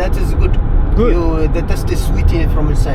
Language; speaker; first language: English; non-native, learner; Arabic